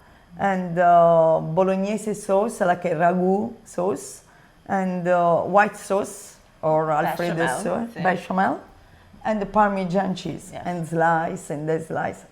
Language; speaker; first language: English; non-native, learner; Italian